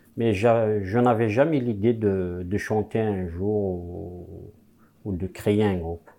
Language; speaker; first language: French; non-native, local second language; Kabyle